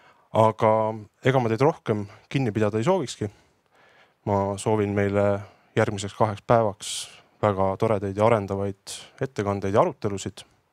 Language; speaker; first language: Estonian; native; Estonian